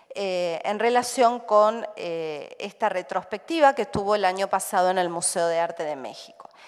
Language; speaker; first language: Spanish; native; Spanish